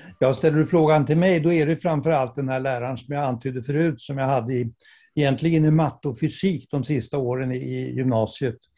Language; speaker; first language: Swedish; native; Swedish